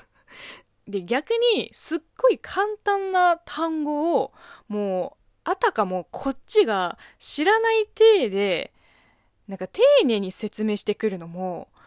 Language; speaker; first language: Japanese; non-native, fluent; Chinese